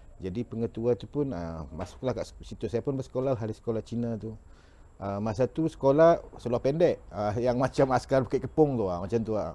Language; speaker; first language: Malay; non-native, local second language; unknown